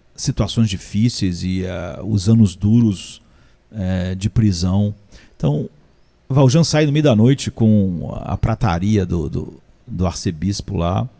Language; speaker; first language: Portuguese; native; Portuguese